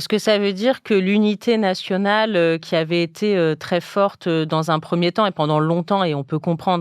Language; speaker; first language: French; native; French